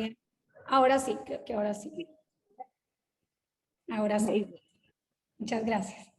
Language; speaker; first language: Spanish; native; Spanish